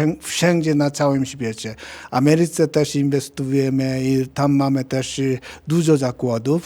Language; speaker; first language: Polish; non-native, learner; Korean